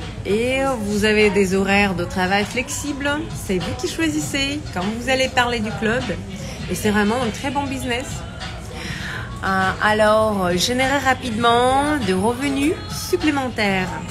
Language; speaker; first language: French; non-native, fluent; Russian